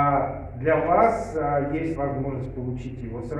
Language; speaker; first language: Russian; native; Russian